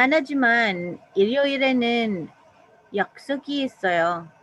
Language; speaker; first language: Korean; non-native, learner; English